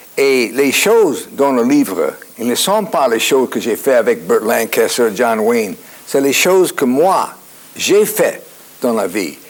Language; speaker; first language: French; non-native, fluent; English